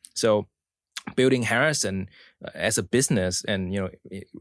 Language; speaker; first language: English; early bilingual, other home language; Vietnamese